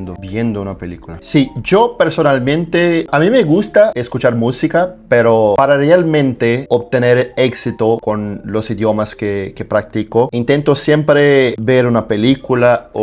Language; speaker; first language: Spanish; non-native, fluent; Portuguese